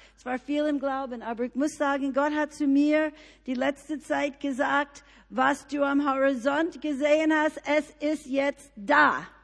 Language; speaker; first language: German; non-native, fluent; English